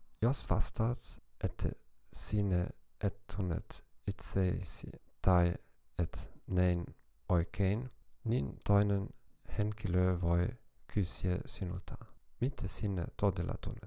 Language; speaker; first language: Finnish; non-native, fluent; German